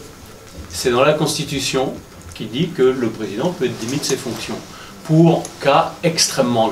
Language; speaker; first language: French; native; French